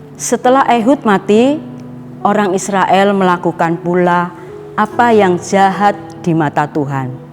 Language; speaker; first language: Indonesian; native; Indonesian